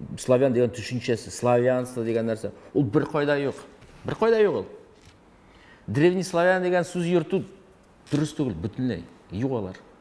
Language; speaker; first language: Tatar; non-native, local second language; Russian